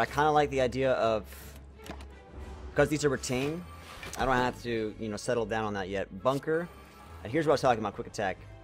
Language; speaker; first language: English; native; English